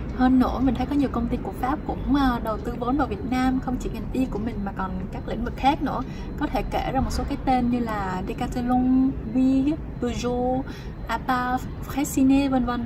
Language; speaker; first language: Vietnamese; native; Vietnamese